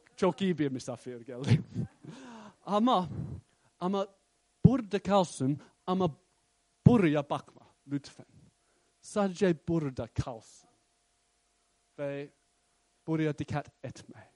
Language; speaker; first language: Turkish; non-native, fluent; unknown